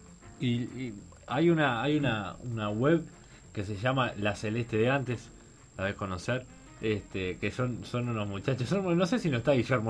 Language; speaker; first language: Spanish; native; Spanish